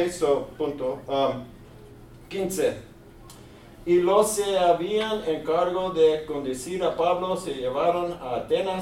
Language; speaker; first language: Spanish; early bilingual, heritage; English